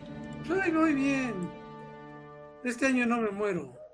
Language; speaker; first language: Spanish; native; Spanish